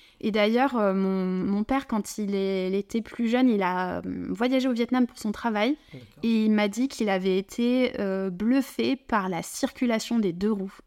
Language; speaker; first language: French; native; French